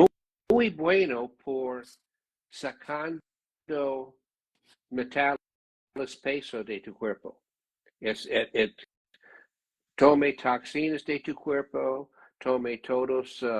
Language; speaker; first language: Spanish; non-native, learner; English